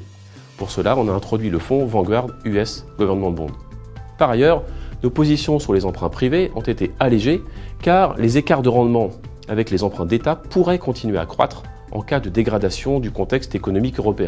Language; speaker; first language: French; native; French